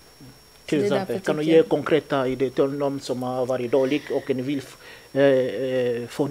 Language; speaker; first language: Swedish; non-native, learner; Lingala